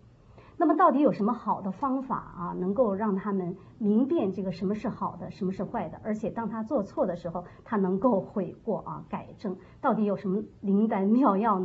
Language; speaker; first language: Chinese; native; Chinese